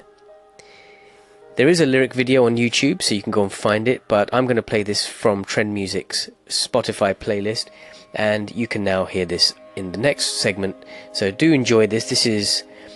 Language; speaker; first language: English; native; English